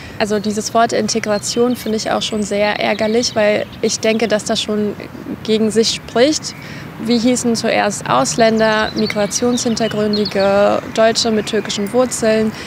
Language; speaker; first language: German; early bilingual, other home language; Turkish